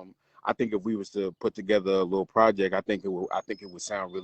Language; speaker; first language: English; native; English